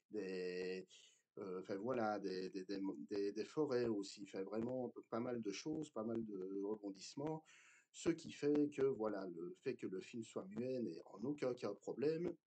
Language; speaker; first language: French; native; French